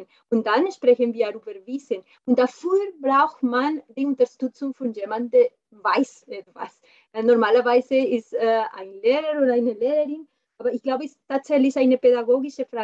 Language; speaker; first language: German; non-native, fluent; Spanish